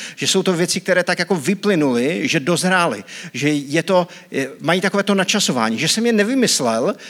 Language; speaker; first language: Czech; native; Czech